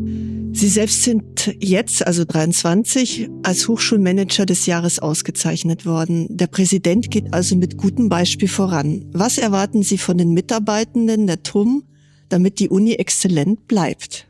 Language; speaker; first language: German; native; German